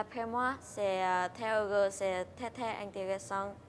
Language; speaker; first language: French; non-native, learner; Vietnamese